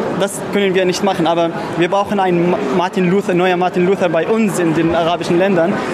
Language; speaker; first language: German; non-native, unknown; Arabic